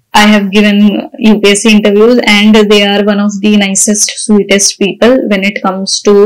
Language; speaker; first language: Hindi; native; Hindi